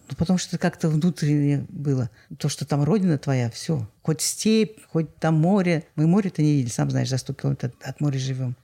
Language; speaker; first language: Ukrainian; non-native, local second language; Russian